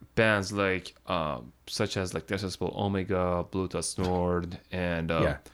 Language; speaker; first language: English; non-native, fluent; Persian